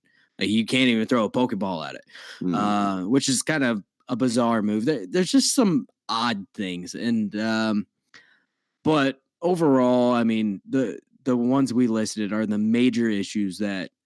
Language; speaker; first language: English; native; English